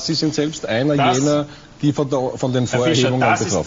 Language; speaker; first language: German; native; German